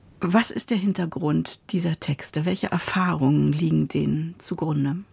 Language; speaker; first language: German; native; German